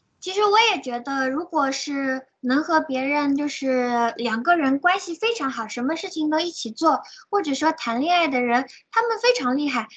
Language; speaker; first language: Chinese; native; Chinese